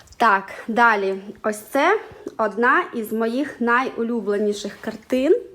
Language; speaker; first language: Ukrainian; non-native, local second language; Russian